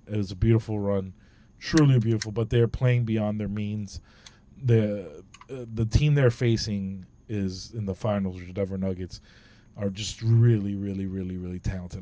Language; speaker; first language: English; native; English